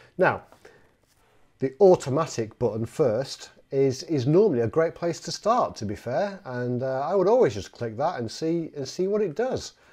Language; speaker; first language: English; native; English